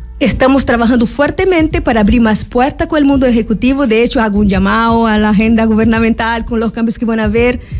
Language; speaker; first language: Spanish; non-native, fluent; Portuguese